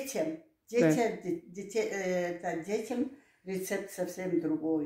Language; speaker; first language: Russian; non-native, local second language; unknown